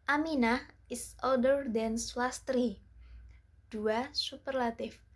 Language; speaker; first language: English; non-native, learner; Indonesian